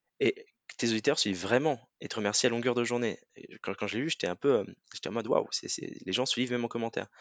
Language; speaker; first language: French; native; French